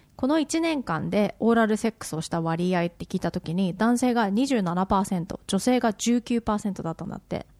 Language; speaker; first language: Japanese; native; Japanese